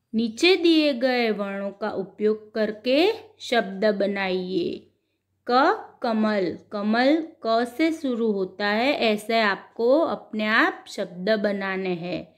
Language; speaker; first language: Hindi; non-native, local second language; Gujarati